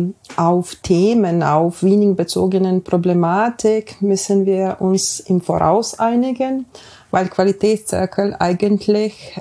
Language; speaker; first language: German; non-native, fluent; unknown